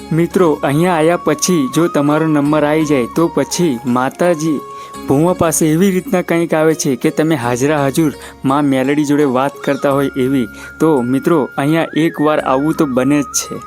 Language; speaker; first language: Gujarati; native; Gujarati